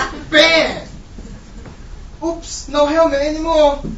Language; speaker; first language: English; non-native, fluent; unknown